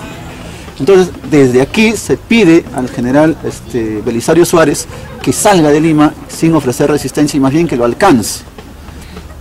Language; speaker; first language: Spanish; native; Spanish